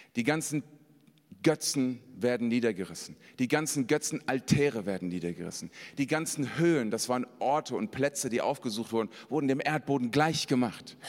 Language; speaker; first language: German; native; German